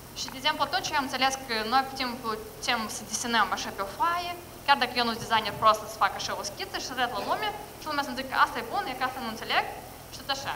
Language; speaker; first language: Romanian; non-native, local second language; Russian